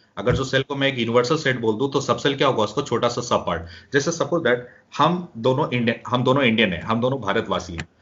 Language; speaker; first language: Hindi; native; Hindi